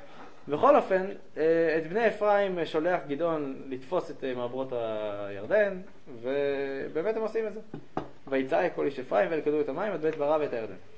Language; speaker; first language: Hebrew; native; Hebrew